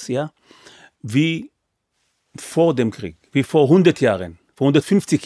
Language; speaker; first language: German; non-native, fluent; Hebrew